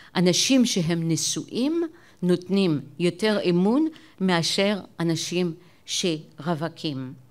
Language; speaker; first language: Hebrew; non-native, fluent; French